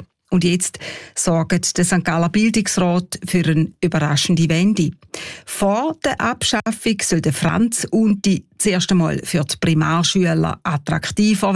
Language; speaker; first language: German; native; German